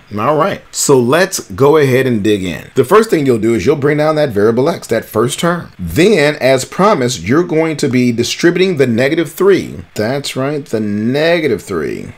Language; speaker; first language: English; native; English